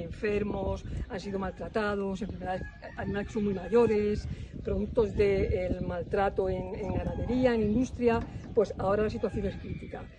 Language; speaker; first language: Spanish; native; Spanish